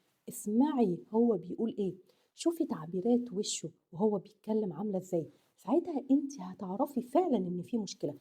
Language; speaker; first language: Arabic; native; Arabic